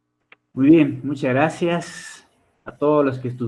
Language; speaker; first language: Spanish; native; Spanish